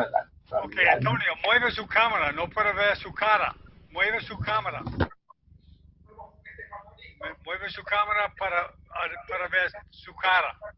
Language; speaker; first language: Spanish; non-native, learner; English